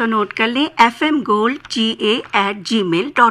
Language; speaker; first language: Hindi; native; Hindi